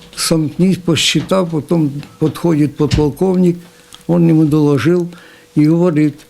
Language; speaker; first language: Russian; non-native, local second language; Ukrainian